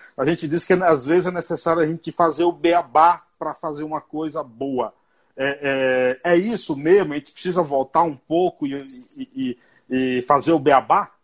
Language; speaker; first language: Portuguese; native; Portuguese